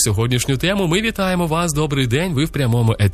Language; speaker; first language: Ukrainian; native; Ukrainian